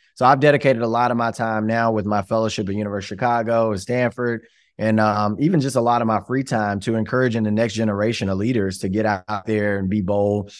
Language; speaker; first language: English; native; English